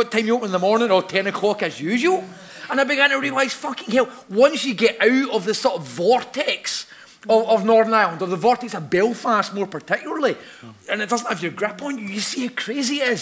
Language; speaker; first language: English; native; English